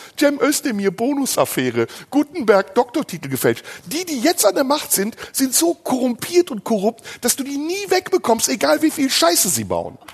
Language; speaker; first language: German; early bilingual, other home language; Turkish